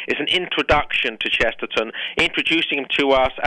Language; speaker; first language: English; native; English